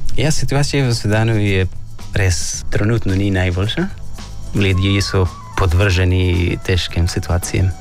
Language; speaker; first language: Slovenian; non-native, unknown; Arabic